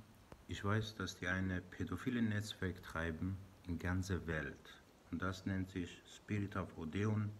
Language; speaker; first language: German; non-native, learner; Persian